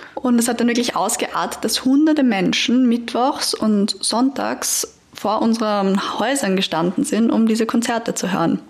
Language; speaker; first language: German; native; German